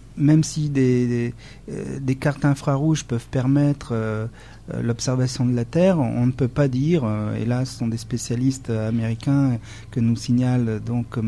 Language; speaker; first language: French; native; French